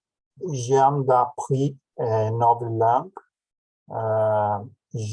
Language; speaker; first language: French; non-native, learner; Portuguese